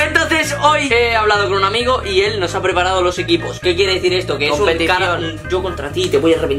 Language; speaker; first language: Spanish; native; Spanish